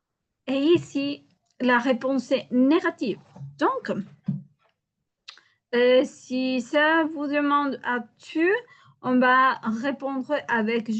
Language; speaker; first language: French; non-native, learner; Spanish